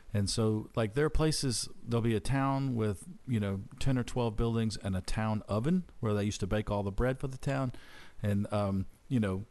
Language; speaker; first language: English; native; English